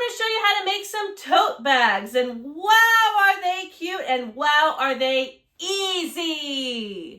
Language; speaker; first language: English; native; English